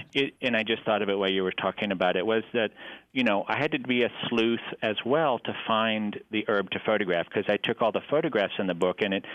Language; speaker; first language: English; native; English